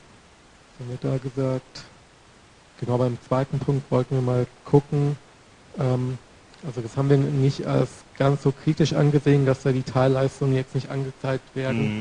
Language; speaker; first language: German; native; German